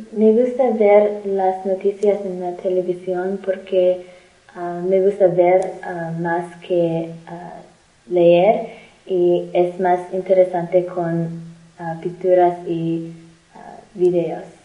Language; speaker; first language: Spanish; non-native, learner; English